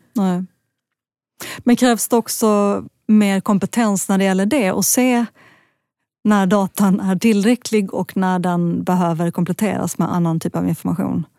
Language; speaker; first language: Swedish; native; Swedish